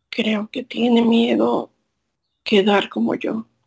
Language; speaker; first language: Spanish; native; Spanish